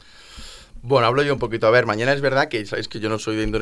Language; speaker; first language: Spanish; native; Spanish